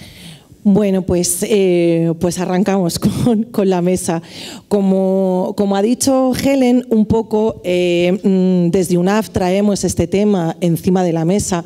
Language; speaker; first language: Spanish; native; Spanish